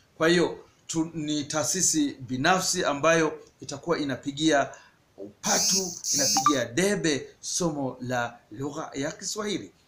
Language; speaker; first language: Swahili; native; Swahili